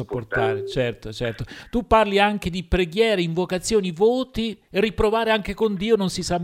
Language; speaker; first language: Italian; native; Italian